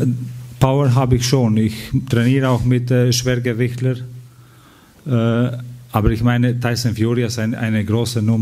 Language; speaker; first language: German; non-native, fluent; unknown